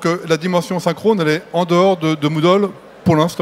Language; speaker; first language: French; native; French